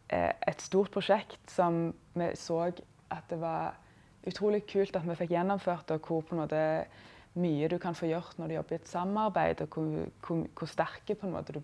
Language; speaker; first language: Norwegian; native; Norwegian